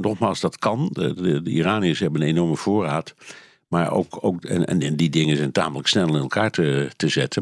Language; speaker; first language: Dutch; native; Dutch